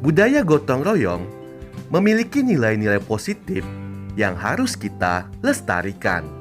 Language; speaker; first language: Indonesian; native; Indonesian